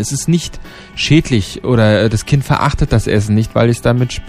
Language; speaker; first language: German; native; German